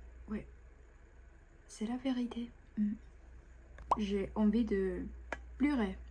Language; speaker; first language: French; non-native, fluent; Japanese